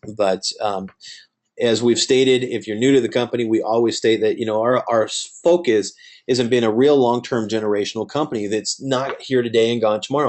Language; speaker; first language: English; native; English